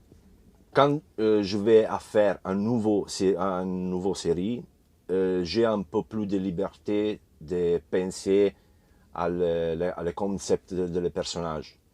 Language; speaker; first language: French; non-native, learner; Italian